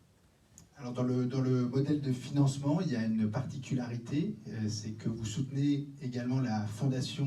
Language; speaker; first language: French; native; French